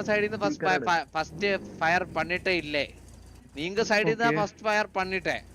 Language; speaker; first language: Tamil; non-native, learner; Malayalam